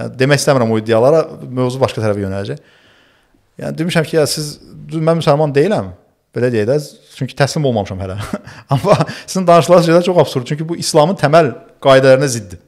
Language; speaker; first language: Azerbaijani; early bilingual, other home language; Turkish